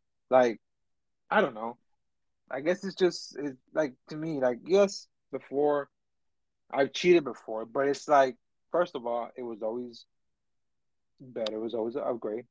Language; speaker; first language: English; early bilingual, other home language; Spanish